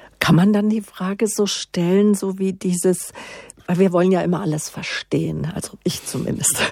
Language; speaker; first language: German; native; German